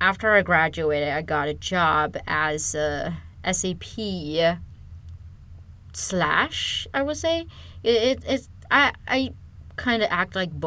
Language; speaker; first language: English; non-native, fluent; Chinese